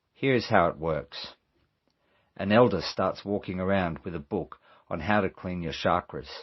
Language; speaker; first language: English; native; English